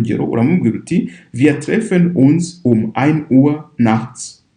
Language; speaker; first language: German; non-native, fluent; Kinyarwanda